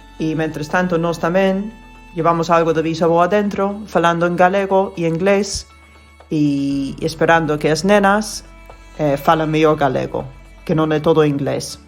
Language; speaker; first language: Galician; non-native, fluent; English